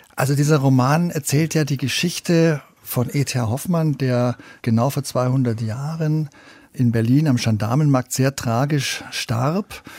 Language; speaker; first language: German; native; German